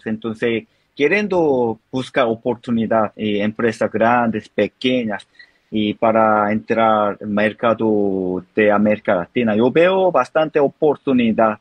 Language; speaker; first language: Spanish; non-native, learner; Korean